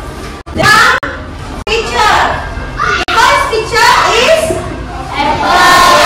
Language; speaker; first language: English; non-native, learner; Indonesian